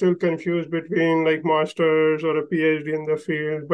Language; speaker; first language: English; non-native, local second language; Hindi